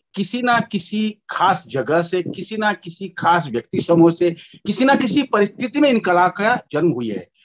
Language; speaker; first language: Hindi; native; Hindi